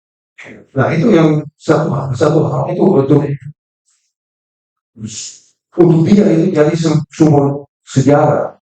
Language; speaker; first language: Indonesian; non-native, fluent; Dutch